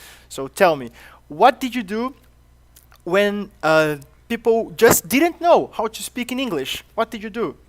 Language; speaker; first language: English; non-native, fluent; Portuguese